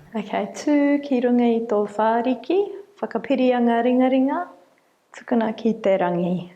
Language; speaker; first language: Māori; non-native, local second language; English